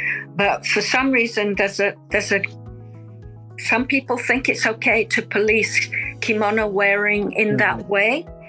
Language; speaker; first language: English; native; English